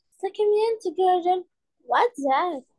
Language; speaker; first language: English; non-native, learner; Arabic